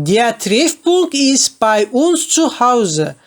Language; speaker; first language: German; non-native, fluent; Turkish